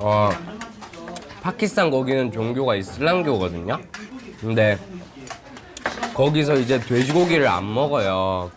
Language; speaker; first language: Korean; early bilingual, other home language; Urdu